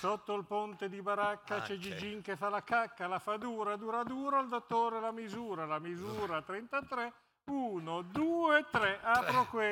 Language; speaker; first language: Italian; native; Italian